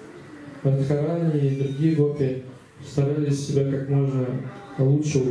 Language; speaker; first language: Russian; native; Russian